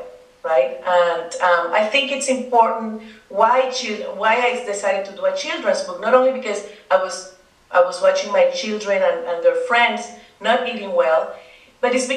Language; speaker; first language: English; non-native, fluent; Spanish